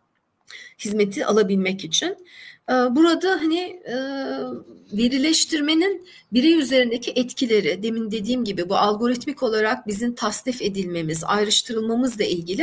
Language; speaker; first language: Turkish; native; Turkish